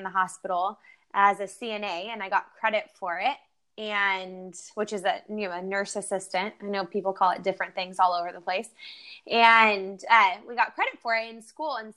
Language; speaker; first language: English; native; English